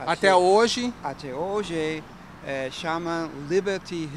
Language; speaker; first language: Portuguese; non-native, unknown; English